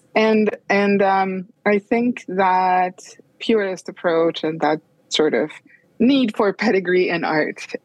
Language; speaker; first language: English; non-native, fluent; Spanish